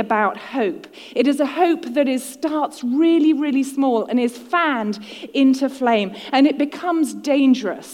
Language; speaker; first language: English; native; English